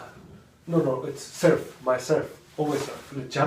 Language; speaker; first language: English; non-native, learner; Japanese